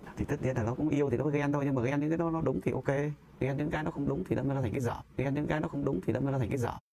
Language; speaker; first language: Vietnamese; native; Vietnamese